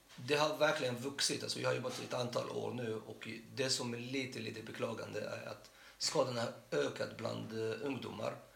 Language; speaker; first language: Swedish; non-native, fluent; Arabic